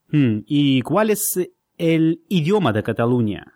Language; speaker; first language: Spanish; non-native, fluent; Russian